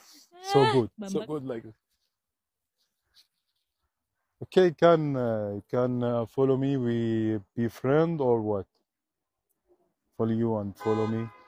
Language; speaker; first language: English; non-native, learner; Arabic